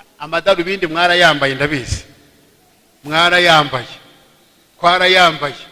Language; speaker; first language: Kinyarwanda; early bilingual, heritage; Kinyarwanda